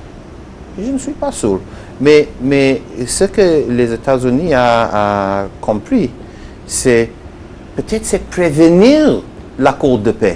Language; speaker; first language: French; non-native, learner; Hebrew